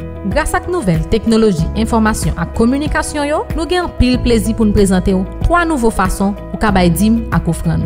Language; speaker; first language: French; non-native, local second language; Haitian Creole